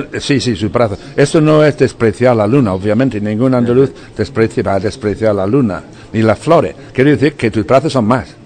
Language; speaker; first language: Spanish; non-native, fluent; English